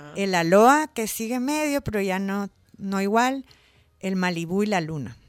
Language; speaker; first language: Spanish; native; Spanish